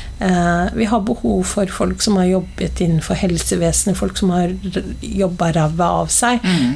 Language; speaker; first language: Norwegian; early bilingual, other home language; Somali